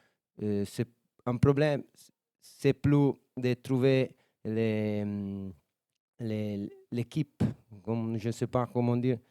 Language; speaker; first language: French; non-native, learner; Italian